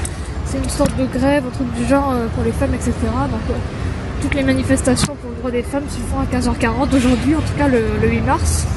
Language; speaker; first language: French; native; French